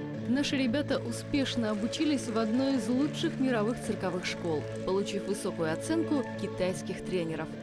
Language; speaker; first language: Russian; native; Russian